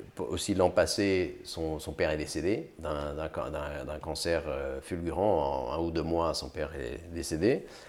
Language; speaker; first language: French; early bilingual, other home language; Portuguese